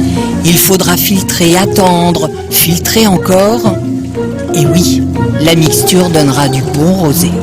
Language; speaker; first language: French; native; French